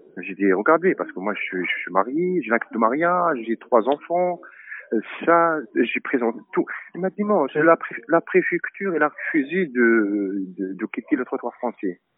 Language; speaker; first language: French; non-native, learner; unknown